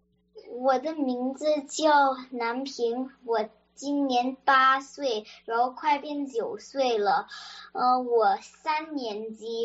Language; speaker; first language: Chinese; early bilingual, other home language; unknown